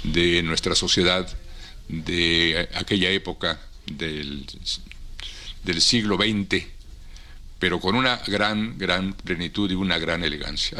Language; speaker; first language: Spanish; native; Spanish